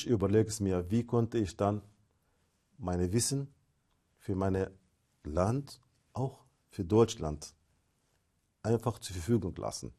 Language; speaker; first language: German; non-native, fluent; Arabic